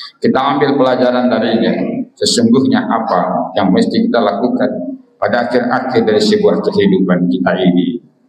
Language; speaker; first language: Malay; non-native, local second language; Minangkabau